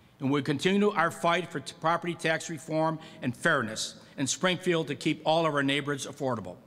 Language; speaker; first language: English; native; English